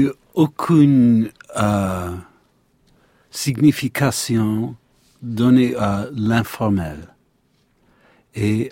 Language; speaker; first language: French; non-native, learner; English